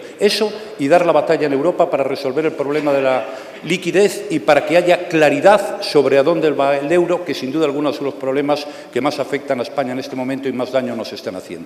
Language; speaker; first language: Spanish; native; Spanish